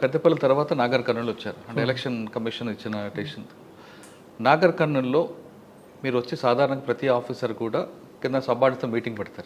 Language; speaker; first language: Telugu; native; Telugu